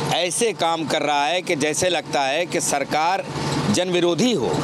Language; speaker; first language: Hindi; native; Hindi